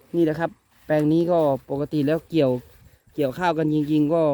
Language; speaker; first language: Thai; non-native, local second language; Northeastern Thai